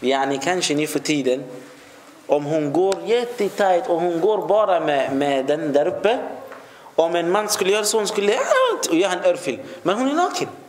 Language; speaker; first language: Swedish; non-native, fluent; Arabic